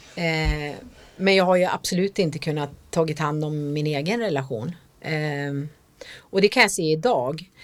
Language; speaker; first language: Swedish; native; Swedish